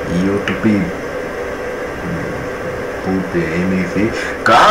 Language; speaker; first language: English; non-native, learner; Portuguese